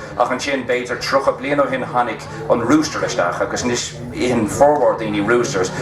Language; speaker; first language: Irish; native; Irish